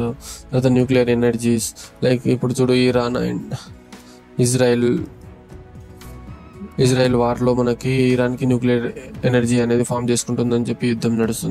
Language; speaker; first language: Telugu; native; Telugu